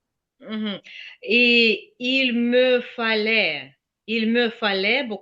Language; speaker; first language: French; non-native, fluent; Ukrainian